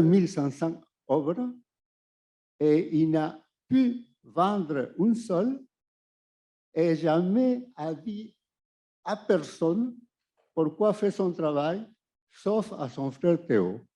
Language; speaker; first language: French; non-native, fluent; Spanish